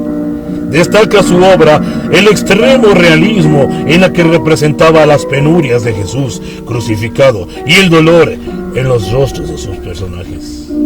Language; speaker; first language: Spanish; native; Spanish